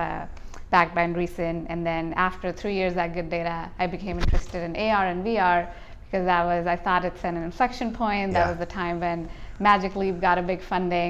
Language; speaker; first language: English; non-native, local second language; Hindi